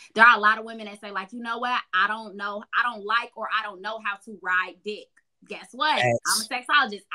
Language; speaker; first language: English; native; English